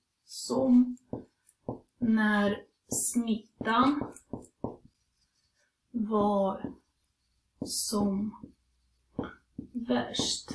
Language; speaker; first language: Swedish; non-native, fluent; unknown